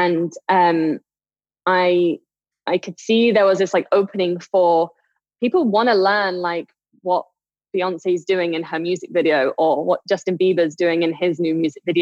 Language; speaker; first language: English; native; English